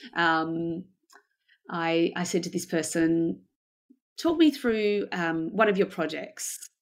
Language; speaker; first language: English; native; English